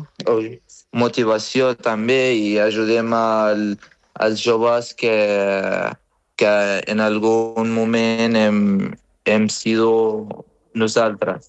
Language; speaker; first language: Catalan; non-native, fluent; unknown